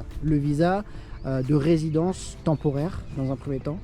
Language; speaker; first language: French; native; French